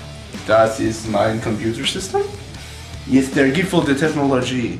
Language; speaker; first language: German; non-native, learner; English